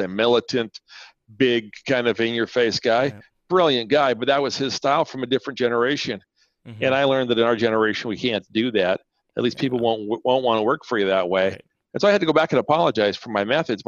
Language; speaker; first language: English; non-native, fluent; Spanish